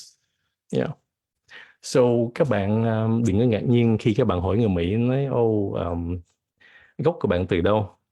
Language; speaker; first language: Vietnamese; early bilingual, heritage; Vietnamese